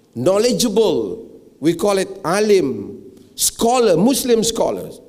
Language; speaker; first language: English; non-native, local second language; Malay